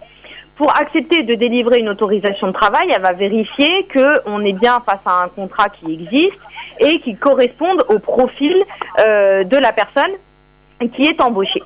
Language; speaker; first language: French; native; French